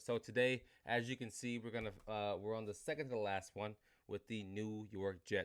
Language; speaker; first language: English; native; English